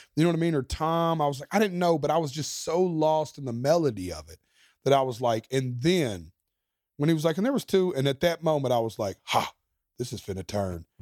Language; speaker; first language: English; native; English